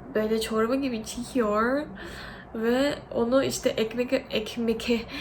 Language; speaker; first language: Turkish; early bilingual, other home language; Korean